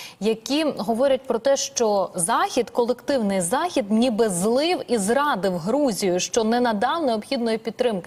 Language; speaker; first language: Ukrainian; native; Ukrainian